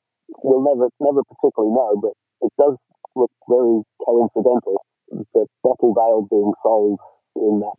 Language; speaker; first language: English; native; English